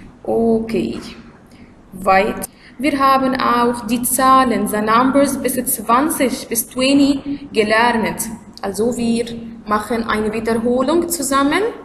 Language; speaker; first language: German; non-native, learner; Arabic